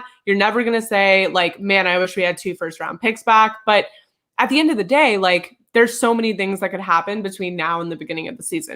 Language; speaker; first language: English; native; English